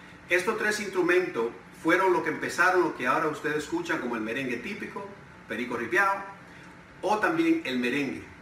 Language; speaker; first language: Spanish; native; Spanish